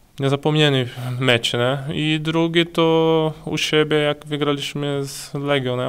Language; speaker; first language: Polish; non-native, learner; Portuguese